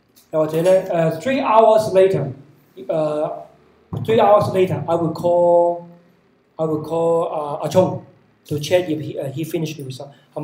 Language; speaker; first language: English; non-native, local second language; Cantonese